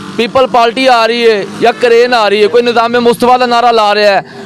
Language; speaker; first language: Urdu; non-native, local second language; Punjabi